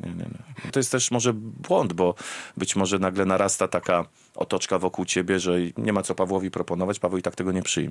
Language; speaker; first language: Polish; native; Polish